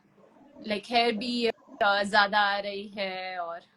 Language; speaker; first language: Hindi; non-native, local second language; Tulu